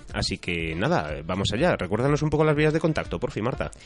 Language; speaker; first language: Spanish; native; Spanish